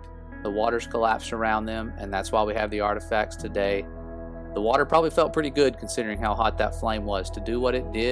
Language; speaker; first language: English; native; English